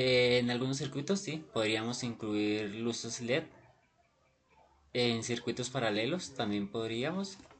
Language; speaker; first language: Spanish; native; Spanish